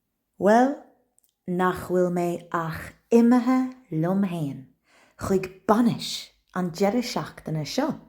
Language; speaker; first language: Irish; non-native, local second language; English